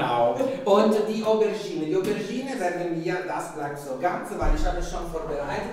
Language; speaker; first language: German; non-native, fluent; Italian